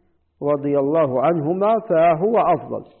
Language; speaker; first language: Arabic; native; Arabic